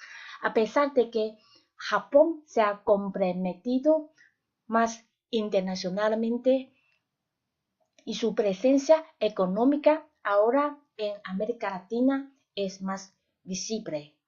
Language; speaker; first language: Spanish; non-native, fluent; Chinese